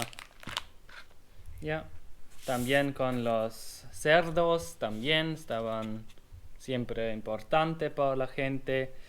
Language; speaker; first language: Spanish; non-native, learner; German